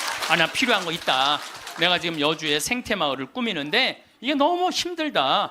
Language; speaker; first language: Korean; native; Korean